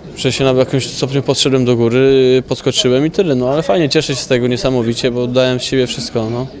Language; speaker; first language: Polish; native; Polish